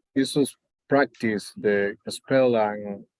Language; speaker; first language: English; non-native, learner; Spanish